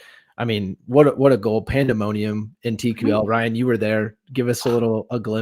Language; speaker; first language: English; native; English